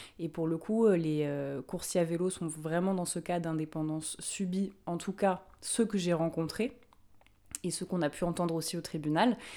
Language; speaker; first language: French; native; French